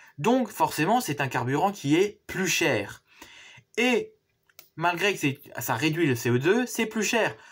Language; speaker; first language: French; native; French